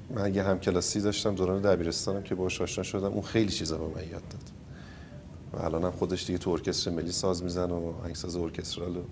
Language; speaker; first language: Persian; native; Persian